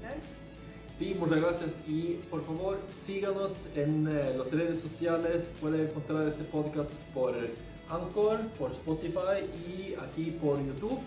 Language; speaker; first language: Spanish; non-native, fluent; Norwegian